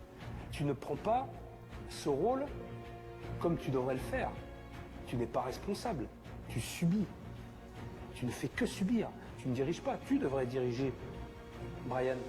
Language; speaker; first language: French; native; French